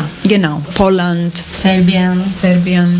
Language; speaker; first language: German; non-native, learner; Greek